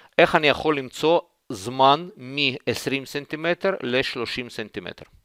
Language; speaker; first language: Hebrew; non-native, fluent; Russian